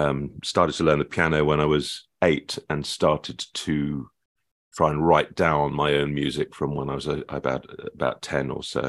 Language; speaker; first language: English; native; English